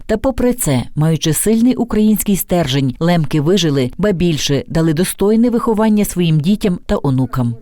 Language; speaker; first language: Ukrainian; native; Ukrainian